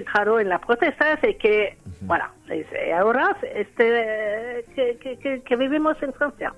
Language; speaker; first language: Spanish; non-native, learner; French